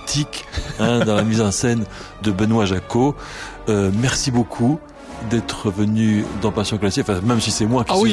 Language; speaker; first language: French; native; French